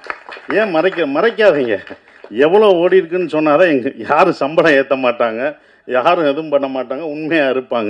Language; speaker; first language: Tamil; native; Tamil